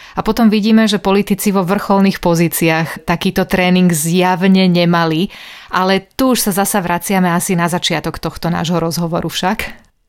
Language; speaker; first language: Slovak; native; Slovak